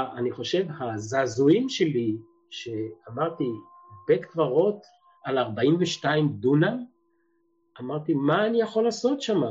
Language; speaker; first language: Hebrew; early bilingual, other home language; Serbian